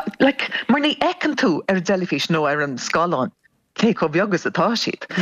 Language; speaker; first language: Irish; non-native, local second language; English